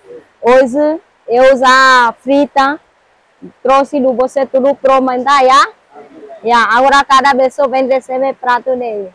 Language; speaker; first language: Portuguese; non-native, learner; Vietnamese